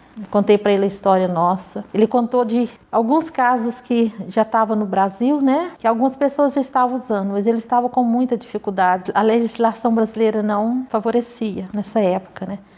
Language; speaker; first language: Portuguese; native; Portuguese